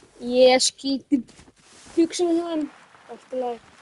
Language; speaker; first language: Icelandic; early bilingual, heritage; Icelandic